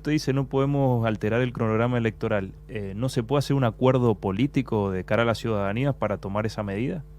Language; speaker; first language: Spanish; native; Spanish